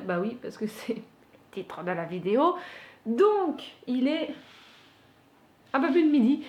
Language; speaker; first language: French; native; French